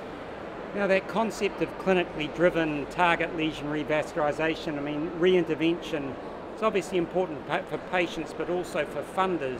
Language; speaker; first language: English; native; English